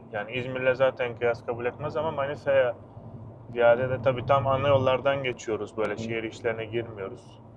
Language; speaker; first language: Turkish; native; Turkish